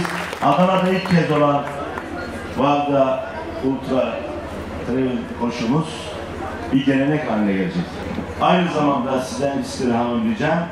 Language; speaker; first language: Turkish; native; Turkish